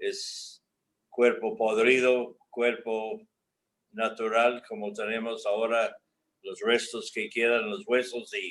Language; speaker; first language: Spanish; non-native, fluent; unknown